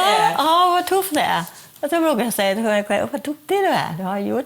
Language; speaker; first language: Swedish; non-native, fluent; Thai